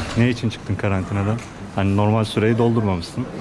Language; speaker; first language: Turkish; native; Turkish